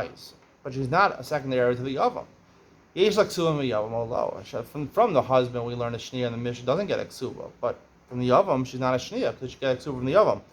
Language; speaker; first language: English; native; English